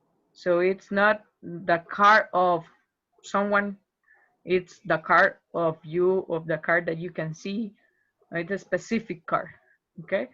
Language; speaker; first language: English; non-native, fluent; Spanish